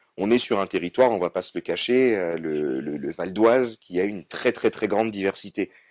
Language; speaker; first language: French; native; French